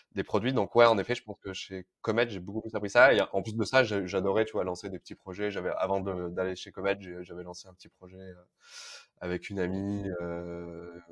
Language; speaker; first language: French; native; French